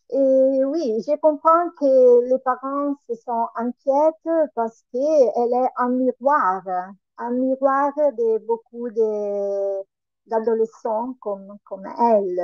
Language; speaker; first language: French; non-native, learner; Italian